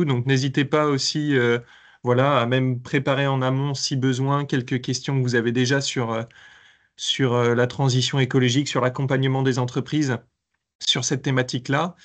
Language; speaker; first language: French; native; French